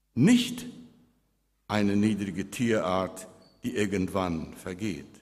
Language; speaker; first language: German; early bilingual, heritage; Spanish